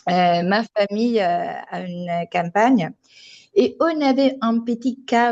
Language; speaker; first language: French; non-native, fluent; Italian